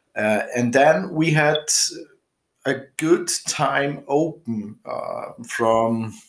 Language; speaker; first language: English; non-native, fluent; German